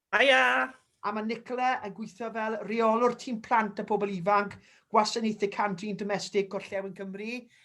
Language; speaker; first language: Welsh; native; Welsh